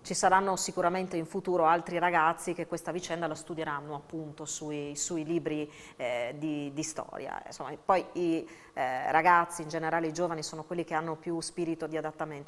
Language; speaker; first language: Italian; native; Italian